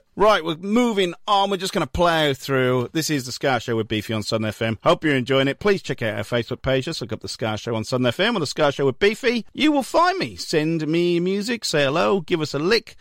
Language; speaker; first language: English; native; English